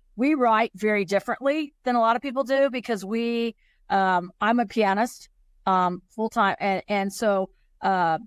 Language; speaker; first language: English; native; English